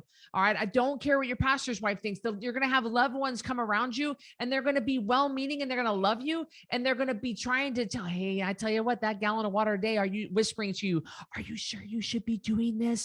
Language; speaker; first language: English; native; English